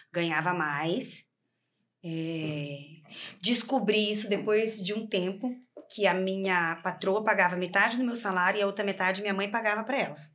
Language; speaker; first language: Portuguese; native; Portuguese